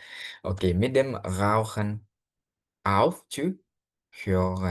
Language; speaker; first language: German; non-native, fluent; Indonesian